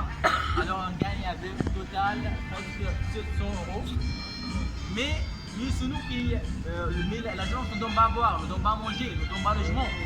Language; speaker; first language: French; non-native, learner; Arabic